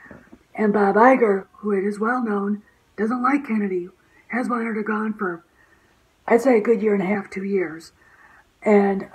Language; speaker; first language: English; native; English